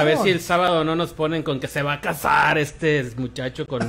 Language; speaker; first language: Spanish; native; Spanish